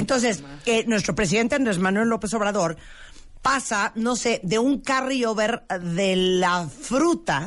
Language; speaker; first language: Spanish; native; Spanish